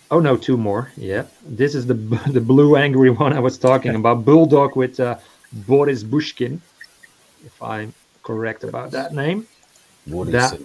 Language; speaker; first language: English; non-native, fluent; Dutch